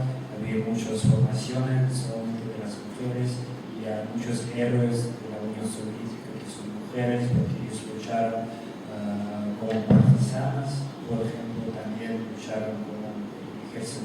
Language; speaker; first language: Spanish; non-native, fluent; Russian